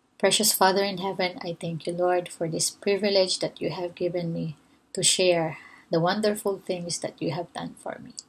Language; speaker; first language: English; non-native, local second language; Filipino